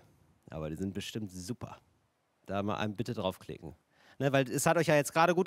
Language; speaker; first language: German; native; German